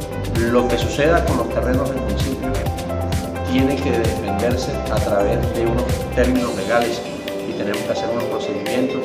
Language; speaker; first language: Spanish; native; Spanish